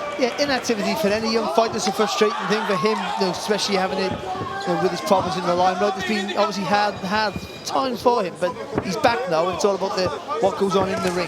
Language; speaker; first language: English; native; English